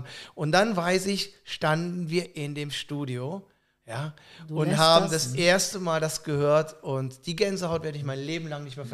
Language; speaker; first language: German; native; German